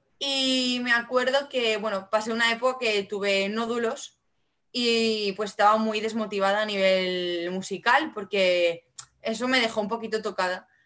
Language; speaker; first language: Spanish; non-native, local second language; Catalan